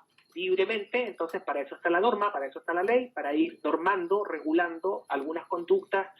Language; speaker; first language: Spanish; native; Spanish